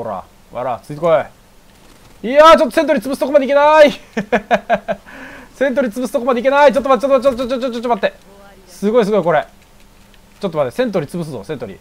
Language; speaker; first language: Japanese; native; Japanese